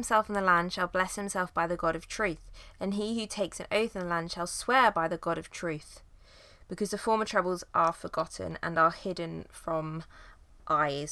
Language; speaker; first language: English; native; English